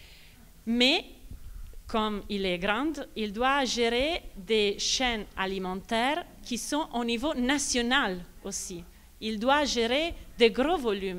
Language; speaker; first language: French; non-native, fluent; Italian